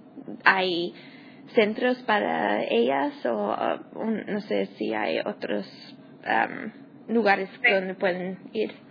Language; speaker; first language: Spanish; non-native, learner; English